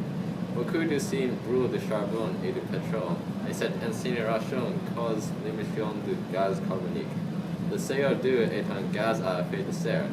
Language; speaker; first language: French; non-native, learner; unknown